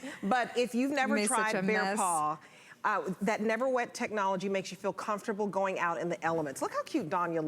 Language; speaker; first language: English; native; English